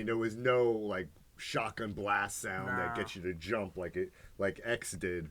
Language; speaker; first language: English; native; English